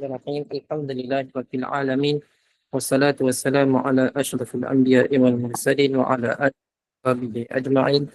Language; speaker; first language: Arabic; non-native, fluent; Malay